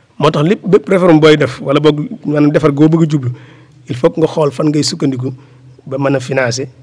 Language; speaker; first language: Wolof; native; Wolof